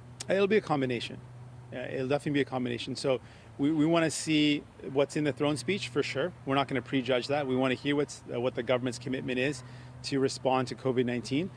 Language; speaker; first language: English; early bilingual, other home language; Punjabi